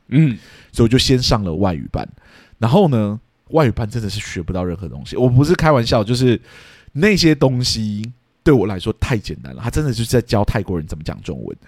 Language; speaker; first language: Chinese; early bilingual, heritage; Chinese